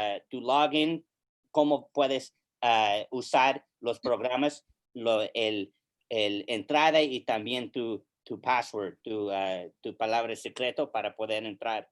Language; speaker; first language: Spanish; early bilingual, heritage; English